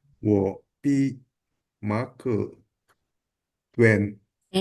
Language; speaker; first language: Chinese; non-native, learner; Indonesian